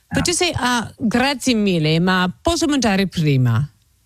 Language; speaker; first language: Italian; non-native, learner; English